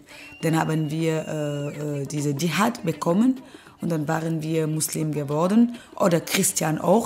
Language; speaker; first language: German; non-native, learner; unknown